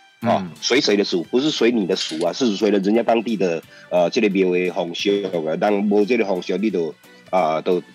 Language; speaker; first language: Chinese; native; Chinese